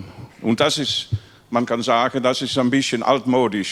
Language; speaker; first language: German; non-native, learner; Dutch